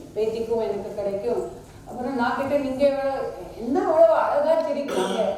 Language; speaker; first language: Tamil; non-native, local second language; Marathi